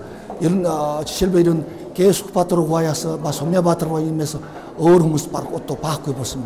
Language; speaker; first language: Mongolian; non-native, fluent; Korean